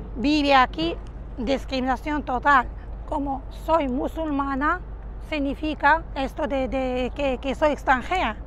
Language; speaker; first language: Spanish; non-native, fluent; Arabic